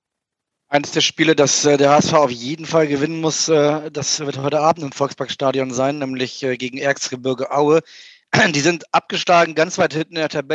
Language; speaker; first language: German; native; German